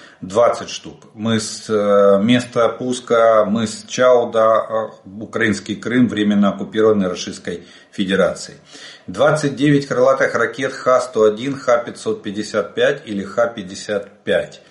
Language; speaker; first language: Russian; native; Russian